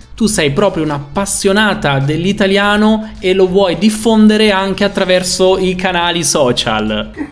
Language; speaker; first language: Italian; native; Italian